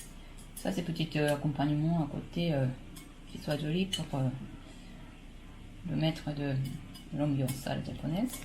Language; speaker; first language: French; non-native, fluent; Japanese